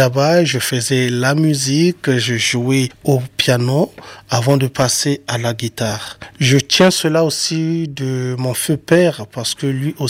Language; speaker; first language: French; non-native, local second language; Kongo